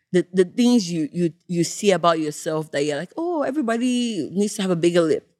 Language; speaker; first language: English; non-native, local second language; Yoruba